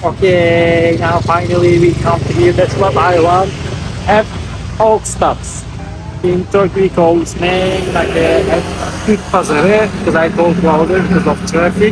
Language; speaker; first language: English; non-native, learner; Turkish